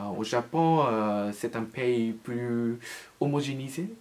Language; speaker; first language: French; non-native, learner; Japanese